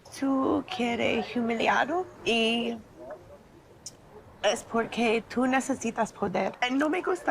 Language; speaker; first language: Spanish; non-native, learner; English